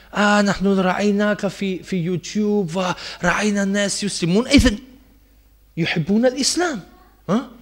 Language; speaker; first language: Arabic; non-native, fluent; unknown